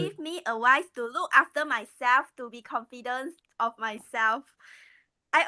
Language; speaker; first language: English; non-native, learner; Malay